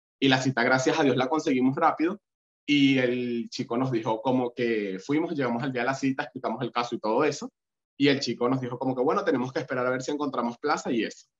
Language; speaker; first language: Spanish; native; Spanish